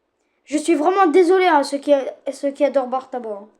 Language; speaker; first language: French; native; French